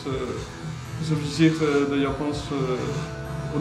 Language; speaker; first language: Dutch; non-native, fluent; French